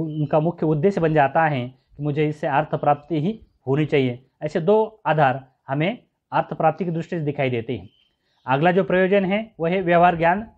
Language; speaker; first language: Hindi; non-native, local second language; Marathi